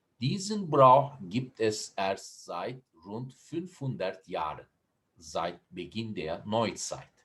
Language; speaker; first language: German; non-native, fluent; Turkish